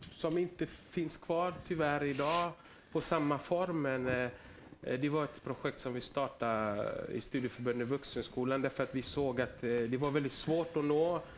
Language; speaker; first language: Swedish; early bilingual, other home language; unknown